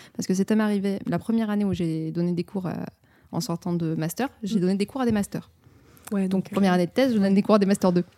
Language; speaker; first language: French; native; French